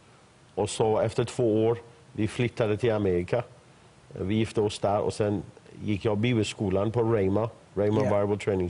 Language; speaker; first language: Swedish; non-native, fluent; Persian